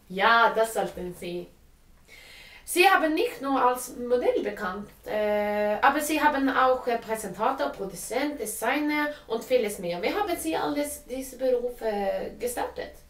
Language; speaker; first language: German; non-native, learner; Swedish